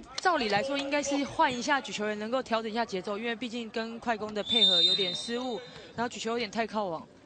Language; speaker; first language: Chinese; native; Chinese